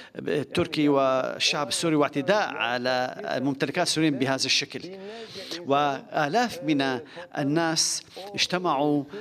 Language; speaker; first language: Arabic; non-native, fluent; Turkish